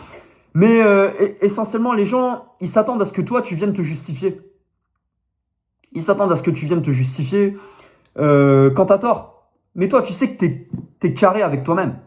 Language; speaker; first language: French; native; French